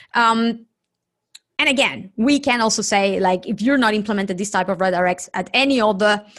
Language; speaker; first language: English; non-native, fluent; Spanish